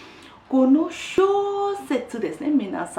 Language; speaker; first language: Japanese; non-native, fluent; Hindi